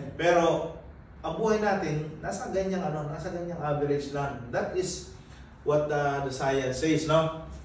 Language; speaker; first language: Filipino; native; Filipino